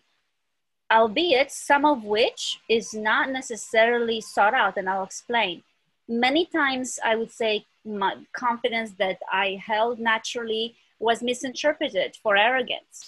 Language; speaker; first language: English; early bilingual, other home language; Romanian